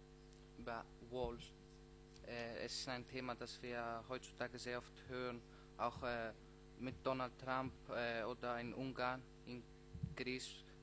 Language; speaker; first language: German; non-native, learner; Greek